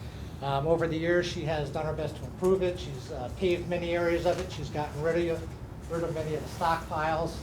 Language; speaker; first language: English; native; English